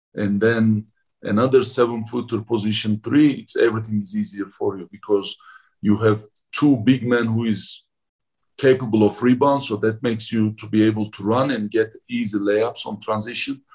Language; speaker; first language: English; non-native, fluent; Turkish